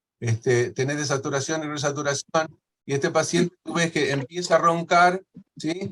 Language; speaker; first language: Spanish; native; Spanish